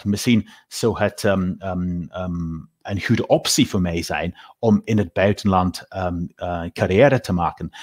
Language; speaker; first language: Dutch; non-native, fluent; English